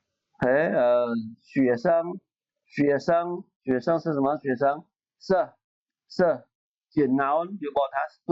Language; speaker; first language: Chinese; non-native, fluent; Khmer